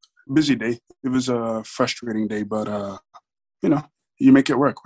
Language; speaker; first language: English; native; English